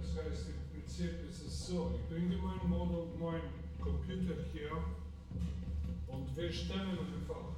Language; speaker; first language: German; non-native, fluent; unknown